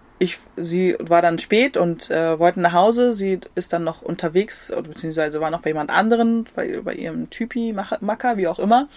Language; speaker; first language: German; native; German